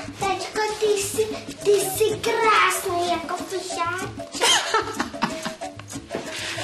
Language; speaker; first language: Czech; non-native, learner; Vietnamese